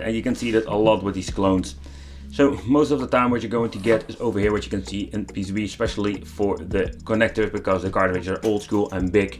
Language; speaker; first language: English; non-native, fluent; Dutch